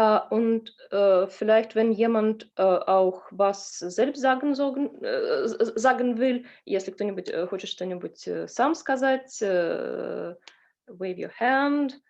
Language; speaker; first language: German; non-native, learner; Russian